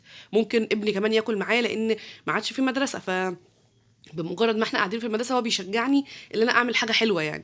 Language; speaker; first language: Arabic; native; Arabic